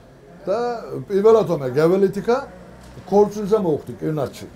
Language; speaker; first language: Georgian; early bilingual, heritage; Georgian